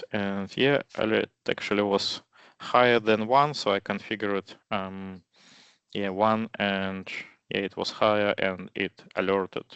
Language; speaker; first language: English; non-native, fluent; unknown